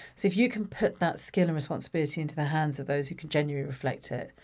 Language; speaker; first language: English; native; English